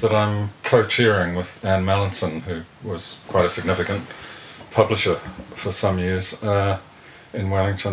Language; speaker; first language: English; native; English